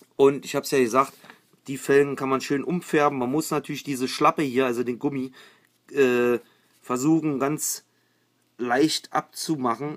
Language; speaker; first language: German; native; German